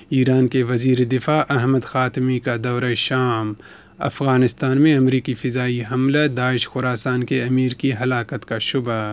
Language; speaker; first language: Urdu; non-native, local second language; Baluchi